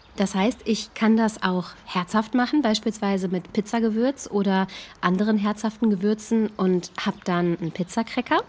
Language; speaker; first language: German; native; German